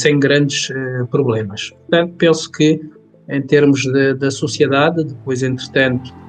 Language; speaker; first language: Portuguese; early bilingual, other home language; Kabuverdianu